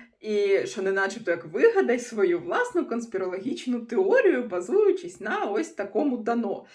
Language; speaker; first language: Ukrainian; non-native, local second language; Russian